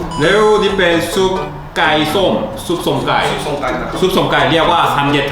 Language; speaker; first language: Thai; non-native, learner; Korean